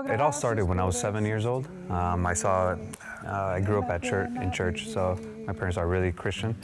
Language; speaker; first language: English; native; English